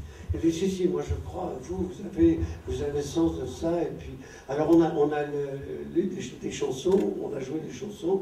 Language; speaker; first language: French; native; French